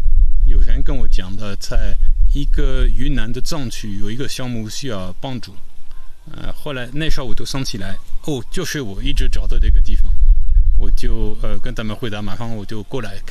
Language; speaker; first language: Chinese; non-native, fluent; French